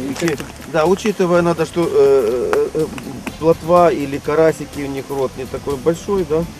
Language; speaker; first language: Russian; native; Russian